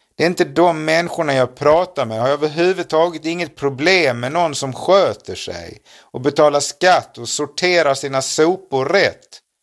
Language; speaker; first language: Swedish; native; Swedish